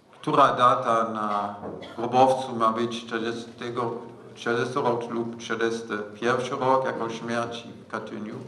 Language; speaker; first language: Polish; non-native, fluent; German